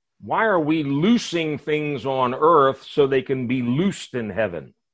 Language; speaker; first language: English; native; English